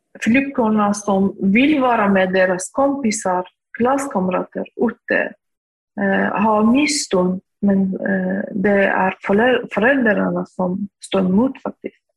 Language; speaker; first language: Swedish; non-native, fluent; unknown